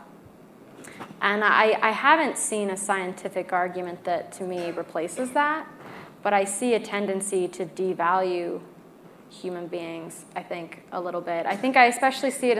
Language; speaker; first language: English; native; English